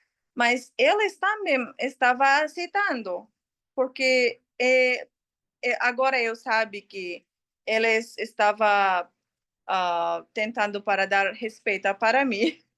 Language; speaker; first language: Portuguese; non-native, learner; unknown